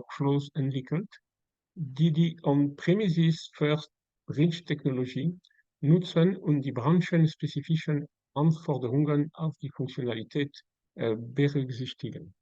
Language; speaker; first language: German; non-native, learner; French